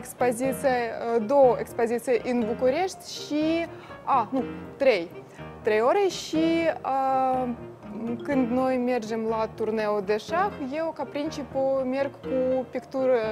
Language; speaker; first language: Romanian; non-native, learner; Russian